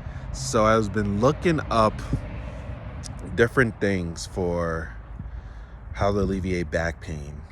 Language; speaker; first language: English; native; English